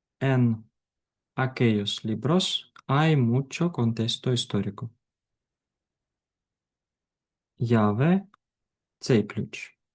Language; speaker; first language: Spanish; non-native, fluent; Ukrainian